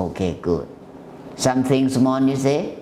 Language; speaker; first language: English; non-native, learner; Thai